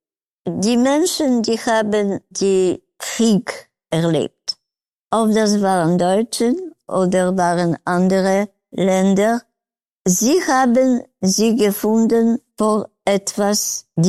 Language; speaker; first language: German; non-native, learner; Polish